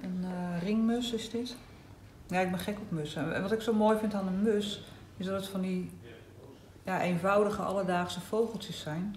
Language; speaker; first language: Dutch; native; Dutch